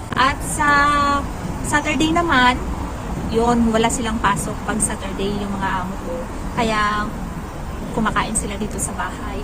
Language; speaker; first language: Filipino; non-native, local second language; Cebuano